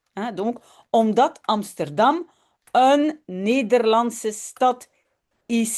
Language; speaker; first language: Dutch; non-native, fluent; French